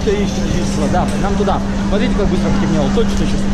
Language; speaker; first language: Russian; native; Russian